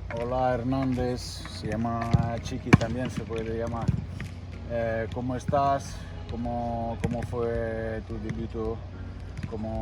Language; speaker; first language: Spanish; non-native, fluent; Ukrainian